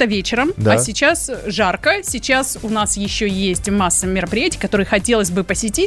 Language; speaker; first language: Russian; native; Russian